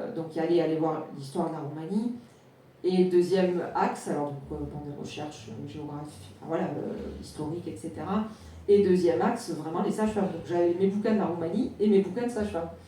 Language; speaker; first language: French; native; French